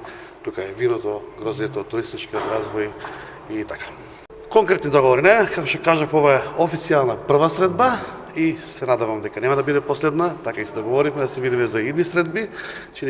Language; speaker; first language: Macedonian; native; Macedonian